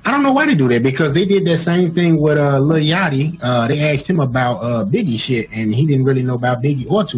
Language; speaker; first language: English; native; English